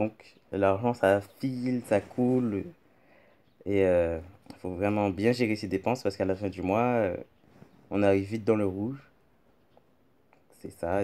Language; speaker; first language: French; native; French